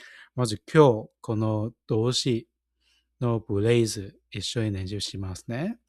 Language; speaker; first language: Japanese; non-native, learner; Cantonese